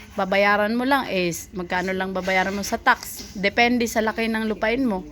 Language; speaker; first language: Filipino; non-native, local second language; Cebuano